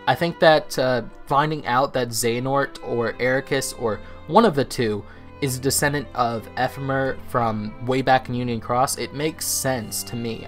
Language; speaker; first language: English; native; English